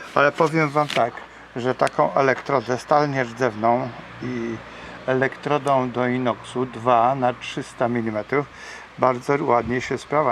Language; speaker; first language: Polish; native; Polish